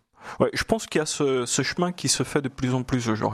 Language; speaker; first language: French; non-native, fluent; Portuguese